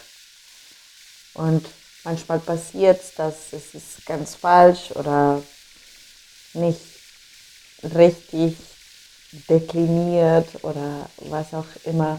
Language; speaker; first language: German; non-native, fluent; English